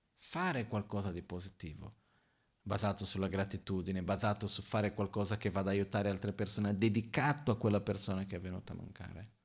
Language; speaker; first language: Italian; non-native, fluent; Portuguese